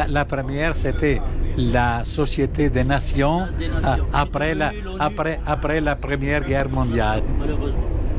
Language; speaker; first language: French; non-native, learner; Italian